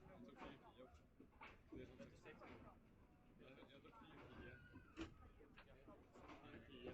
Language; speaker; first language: Swedish; native; Swedish